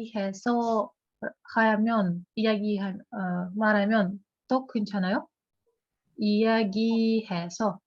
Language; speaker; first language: Korean; non-native, learner; Russian